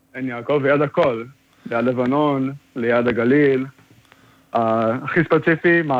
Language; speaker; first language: Hebrew; early bilingual, heritage; English